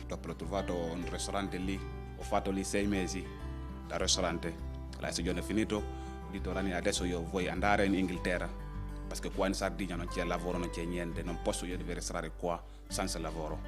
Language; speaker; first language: Italian; non-native, learner; Wolof